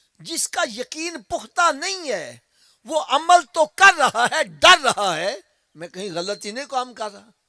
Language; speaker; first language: Urdu; non-native, local second language; Punjabi